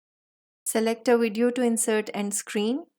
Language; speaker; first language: English; non-native, local second language; Hindi